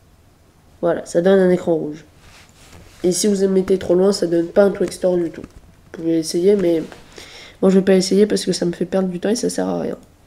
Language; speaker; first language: French; native; French